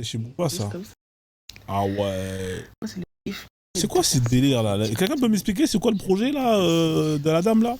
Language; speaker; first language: French; native; French